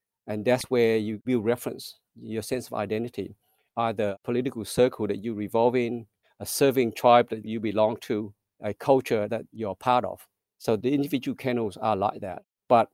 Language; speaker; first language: English; early bilingual, other home language; Vietnamese